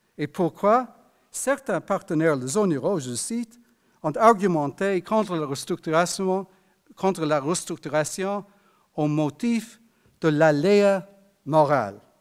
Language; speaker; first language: French; non-native, fluent; English